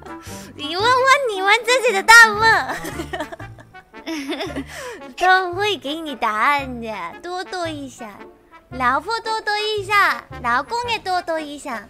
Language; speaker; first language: Chinese; non-native, learner; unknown